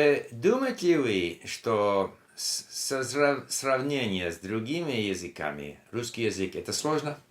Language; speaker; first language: Russian; non-native, learner; English